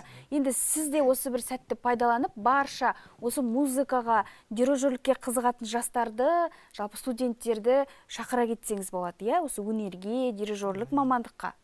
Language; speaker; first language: Kazakh; native; Kazakh